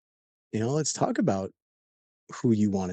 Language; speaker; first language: English; native; English